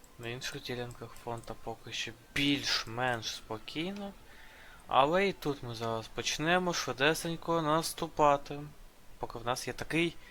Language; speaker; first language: Ukrainian; non-native, local second language; Russian